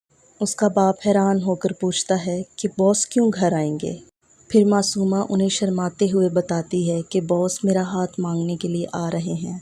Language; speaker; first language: Urdu; native; Urdu